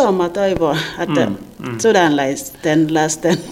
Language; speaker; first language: Finnish; non-native, learner; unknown